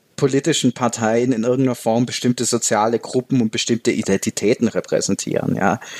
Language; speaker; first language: German; native; German